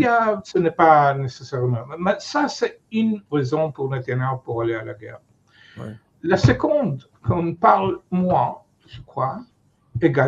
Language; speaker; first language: French; non-native, fluent; Hebrew